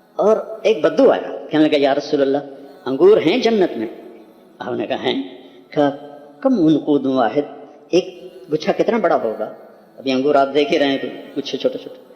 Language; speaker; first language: Urdu; non-native, local second language; Punjabi